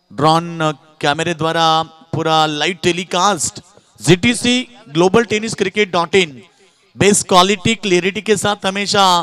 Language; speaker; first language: Hindi; non-native, local second language; Marathi